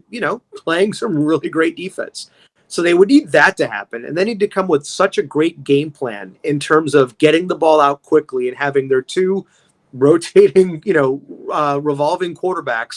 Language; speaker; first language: English; native; English